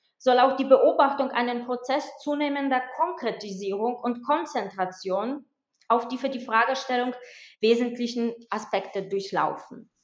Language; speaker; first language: German; non-native, fluent; Polish